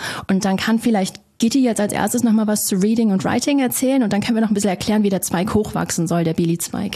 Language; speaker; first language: German; native; German